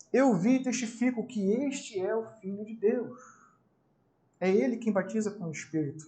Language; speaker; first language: Portuguese; native; Portuguese